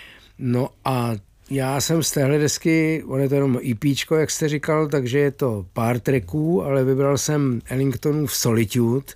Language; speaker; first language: Czech; native; Czech